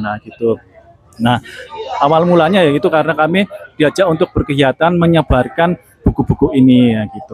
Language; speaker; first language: Indonesian; native; Indonesian